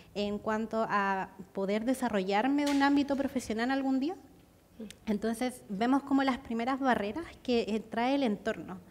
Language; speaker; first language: Spanish; native; Spanish